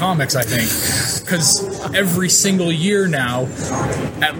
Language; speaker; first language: English; native; English